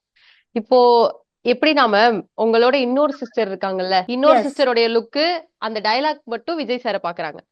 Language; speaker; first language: Tamil; native; Tamil